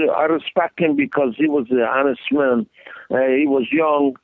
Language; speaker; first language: English; non-native, learner; Persian